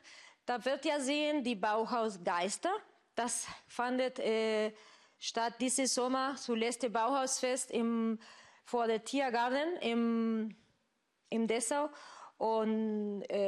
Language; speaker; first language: German; non-native, fluent; Spanish